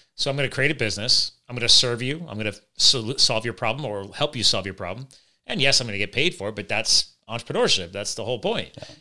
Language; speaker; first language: English; native; English